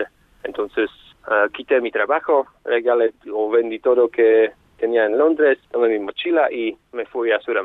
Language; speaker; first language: Spanish; non-native, fluent; Slovak